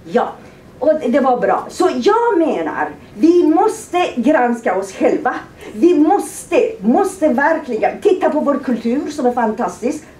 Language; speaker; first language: Swedish; non-native, fluent; Persian